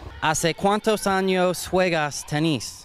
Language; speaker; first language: Spanish; non-native, learner; English